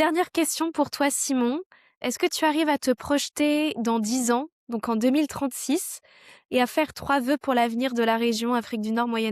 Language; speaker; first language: French; native; French